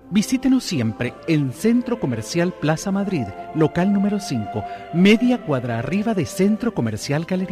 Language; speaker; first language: Spanish; native; Spanish